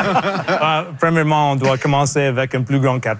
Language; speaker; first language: French; non-native, local second language; English